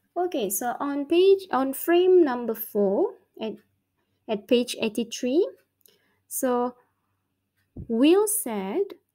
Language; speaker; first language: English; non-native, local second language; Malay